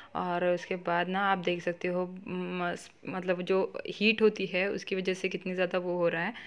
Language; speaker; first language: Hindi; non-native, local second language; Marathi